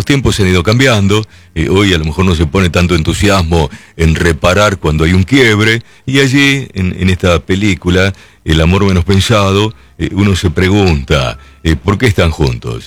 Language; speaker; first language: Spanish; native; Spanish